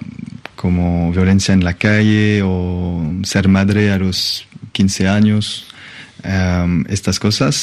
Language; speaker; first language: Spanish; non-native, fluent; French